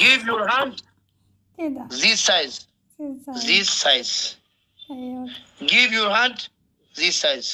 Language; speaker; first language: English; non-native, learner; Oromo